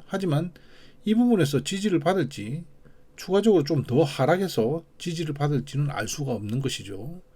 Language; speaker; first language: Korean; native; Korean